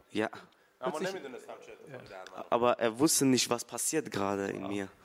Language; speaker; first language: German; early bilingual, other home language; Persian